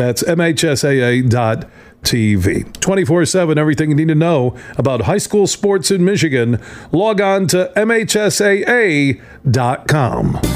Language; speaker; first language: English; native; English